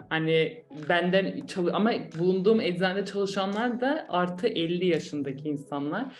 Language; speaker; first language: Turkish; native; Turkish